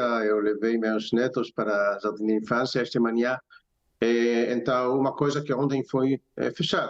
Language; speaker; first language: Portuguese; non-native, fluent; Hebrew